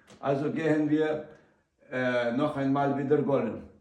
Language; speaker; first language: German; non-native, learner; Ukrainian